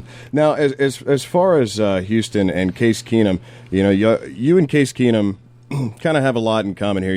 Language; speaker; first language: English; native; English